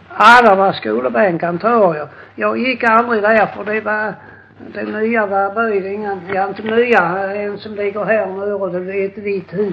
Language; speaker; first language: Swedish; native; Swedish